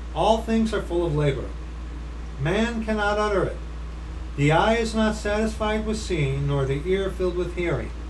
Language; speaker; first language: English; native; English